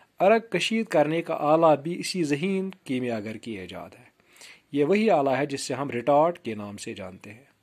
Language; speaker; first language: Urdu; non-native, local second language; Kashmiri